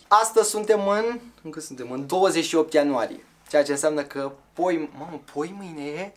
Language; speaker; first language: Romanian; native; Romanian